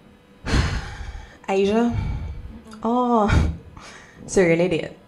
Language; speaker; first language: English; native; English